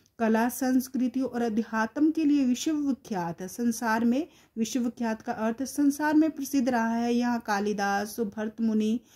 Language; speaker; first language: Hindi; native; Hindi